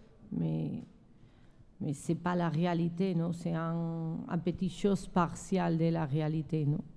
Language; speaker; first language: French; non-native, learner; Spanish